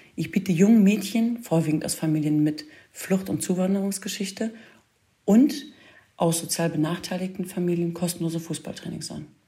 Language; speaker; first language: German; early bilingual, other home language; Kurdish